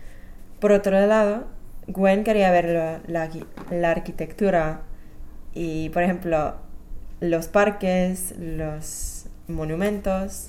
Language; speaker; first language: Spanish; non-native, fluent; English